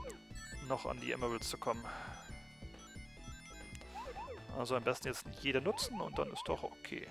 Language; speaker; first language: German; native; German